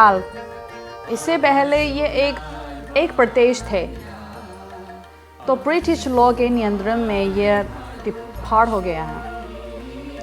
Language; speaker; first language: Hindi; non-native, fluent; Chinese